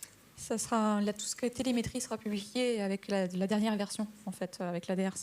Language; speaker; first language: French; native; French